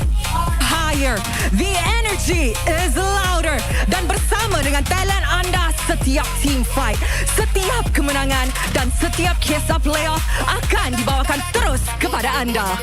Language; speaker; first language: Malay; native; Malay